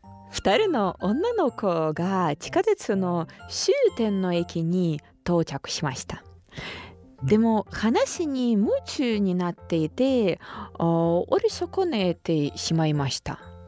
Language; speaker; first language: Japanese; non-native, learner; Russian